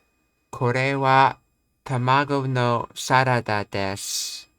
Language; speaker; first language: Japanese; non-native, learner; English